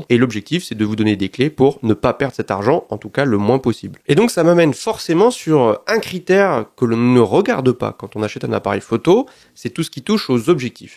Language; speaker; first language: French; native; French